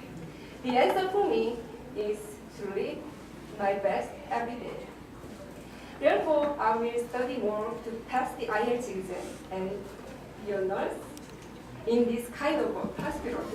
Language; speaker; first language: English; non-native, learner; Korean